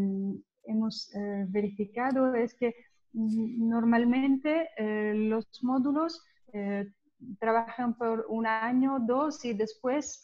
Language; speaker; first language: Spanish; non-native, learner; Italian